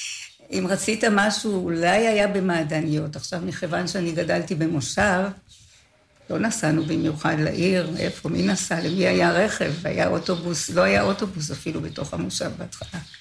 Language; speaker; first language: Hebrew; native; Hebrew